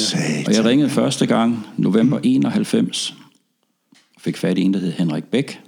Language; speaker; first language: Danish; native; Danish